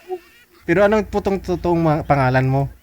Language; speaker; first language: Filipino; native; Filipino